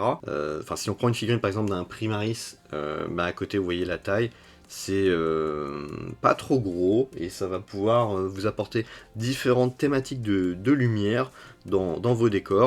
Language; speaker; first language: French; native; French